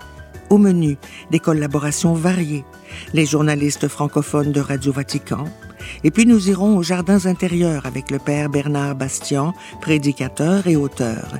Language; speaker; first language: French; native; French